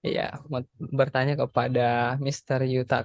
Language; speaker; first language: Indonesian; native; Indonesian